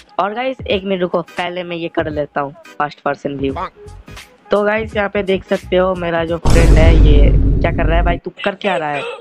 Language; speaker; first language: Hindi; non-native, local second language; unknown